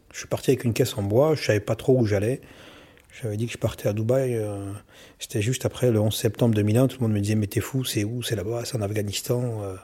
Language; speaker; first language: French; native; French